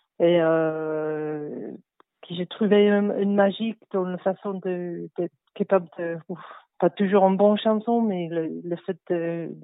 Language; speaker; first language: French; non-native, learner; English